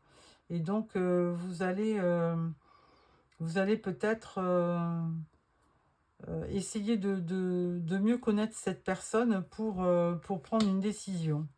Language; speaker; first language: French; native; French